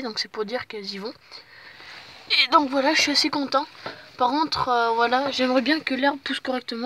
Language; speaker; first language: French; native; French